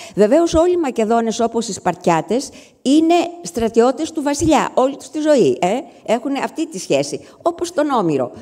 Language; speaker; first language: Greek; native; Greek